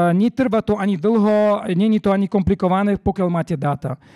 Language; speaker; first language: Slovak; non-native, fluent; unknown